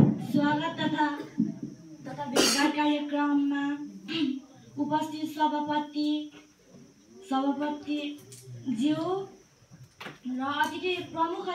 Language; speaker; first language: Nepali; native; Nepali